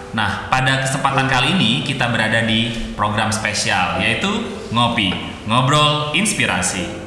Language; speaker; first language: Indonesian; non-native, local second language; Madurese